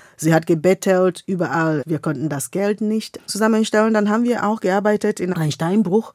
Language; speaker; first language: German; non-native, fluent; Igbo